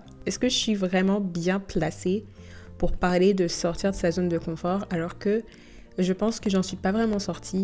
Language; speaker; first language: French; native; French